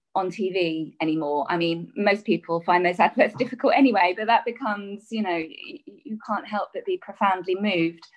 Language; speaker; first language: English; native; English